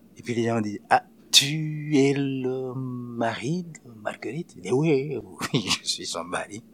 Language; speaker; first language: French; non-native, local second language; Rundi